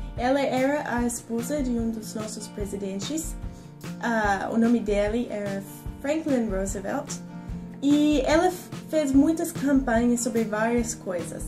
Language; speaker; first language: Portuguese; non-native, fluent; English